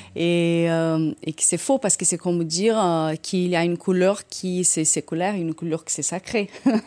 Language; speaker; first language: French; non-native, fluent; Portuguese